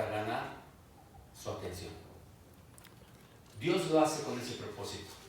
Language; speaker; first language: Spanish; native; Spanish